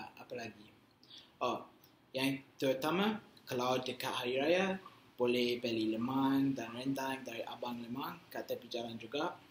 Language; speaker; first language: Malay; non-native, learner; English